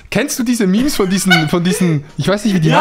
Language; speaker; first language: German; native; German